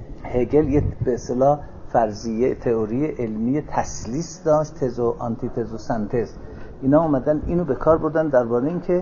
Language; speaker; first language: Persian; native; Persian